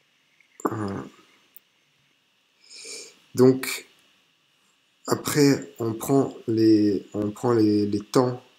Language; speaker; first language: French; native; French